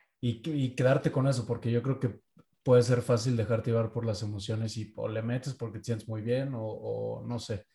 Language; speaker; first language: Spanish; native; Spanish